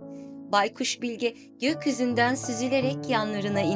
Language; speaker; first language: Turkish; native; Turkish